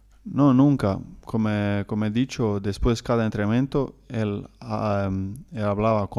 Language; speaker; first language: Spanish; non-native, learner; Croatian